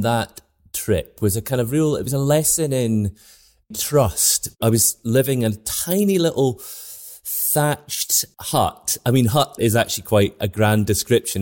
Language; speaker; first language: English; native; English